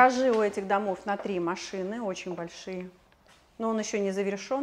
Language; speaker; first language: Russian; native; Russian